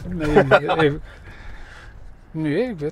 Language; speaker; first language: Dutch; non-native, fluent; Norwegian